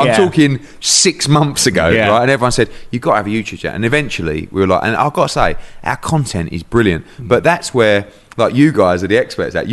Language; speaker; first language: English; native; English